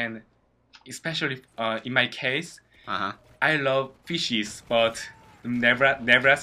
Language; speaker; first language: English; non-native, learner; Korean